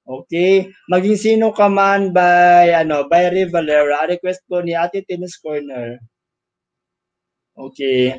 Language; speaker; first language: Filipino; non-native, local second language; Cebuano